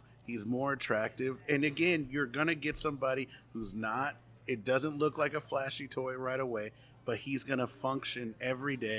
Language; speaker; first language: English; native; English